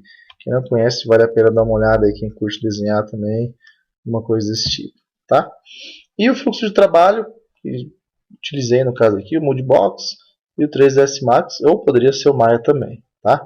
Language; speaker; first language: Portuguese; native; Portuguese